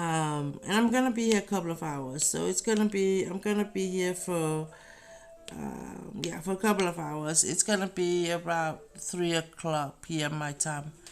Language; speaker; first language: English; non-native, fluent; Danish